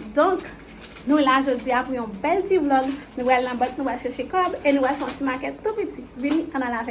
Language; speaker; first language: French; non-native, learner; Haitian Creole